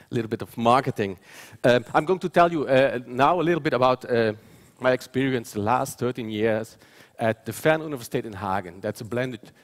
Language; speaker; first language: English; non-native, fluent; Dutch